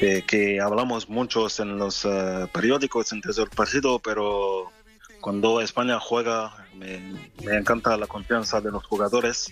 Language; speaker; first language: Spanish; non-native, fluent; French